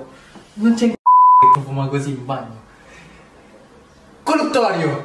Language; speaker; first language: Italian; early bilingual, other home language; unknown